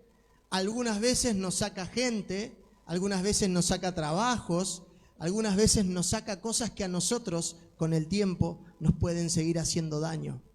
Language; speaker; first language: Spanish; native; Spanish